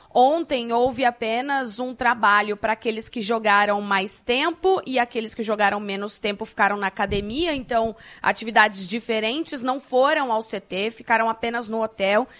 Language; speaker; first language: Portuguese; native; Portuguese